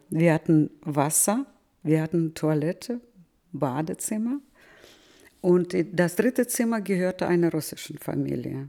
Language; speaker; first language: German; early bilingual, heritage; German